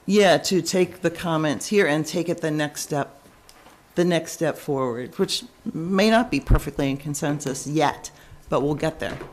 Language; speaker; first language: English; native; English